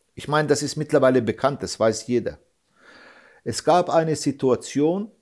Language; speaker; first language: German; early bilingual, other home language; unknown